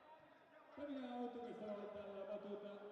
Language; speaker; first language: Italian; native; Italian